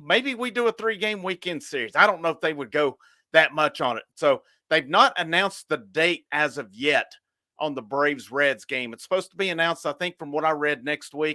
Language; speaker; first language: English; native; English